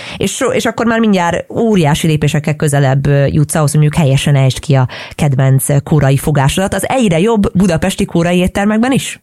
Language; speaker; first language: Hungarian; native; Hungarian